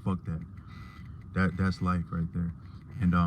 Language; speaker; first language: English; native; English